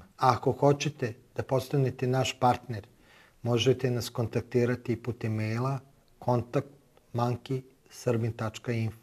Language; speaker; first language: Croatian; native; Croatian